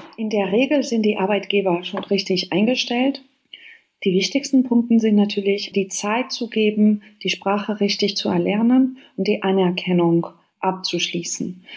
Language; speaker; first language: German; non-native, fluent; Spanish